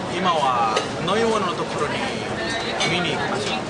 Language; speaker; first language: Japanese; non-native, learner; English